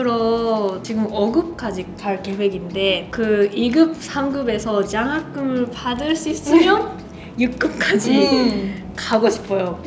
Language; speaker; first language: Korean; non-native, learner; Japanese